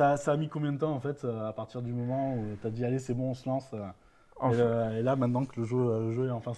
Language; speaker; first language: French; native; French